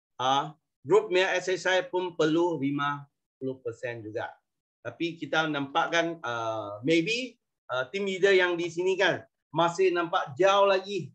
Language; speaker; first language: Malay; non-native, local second language; Chinese